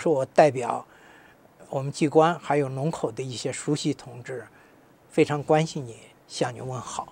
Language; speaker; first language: Chinese; native; Chinese